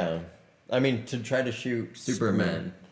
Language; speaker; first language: English; native; English